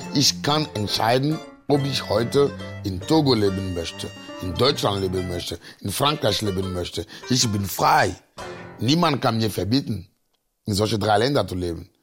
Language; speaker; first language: German; non-native, fluent; Ewe